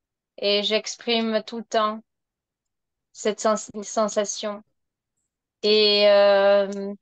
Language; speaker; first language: French; non-native, fluent; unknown